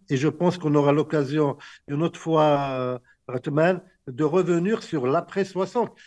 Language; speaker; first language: French; non-native, local second language; Arabic